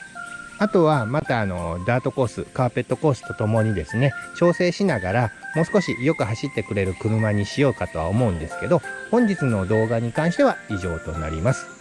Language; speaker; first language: Japanese; native; Japanese